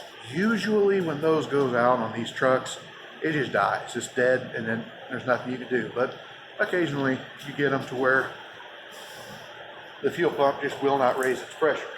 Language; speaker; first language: English; native; English